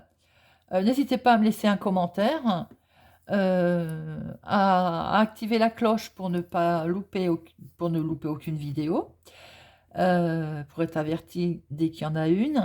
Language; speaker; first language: French; native; French